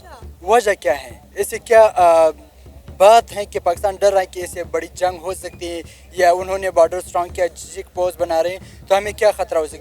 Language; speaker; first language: Hindi; non-native, local second language; Pashto